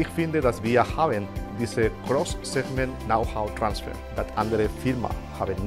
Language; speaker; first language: German; non-native, learner; Spanish